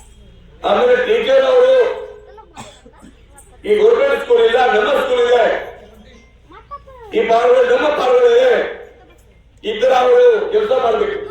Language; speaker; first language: Kannada; non-native, local second language; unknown